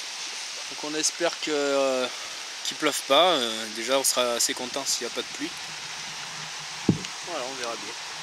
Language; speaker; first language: French; native; French